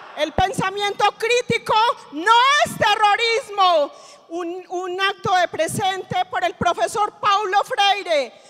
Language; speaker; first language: Spanish; native; Spanish